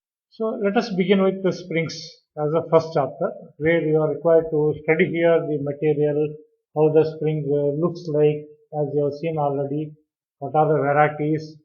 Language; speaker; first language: English; non-native, local second language; Kannada